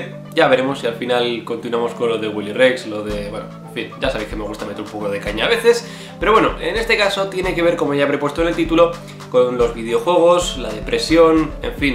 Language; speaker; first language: Spanish; native; Spanish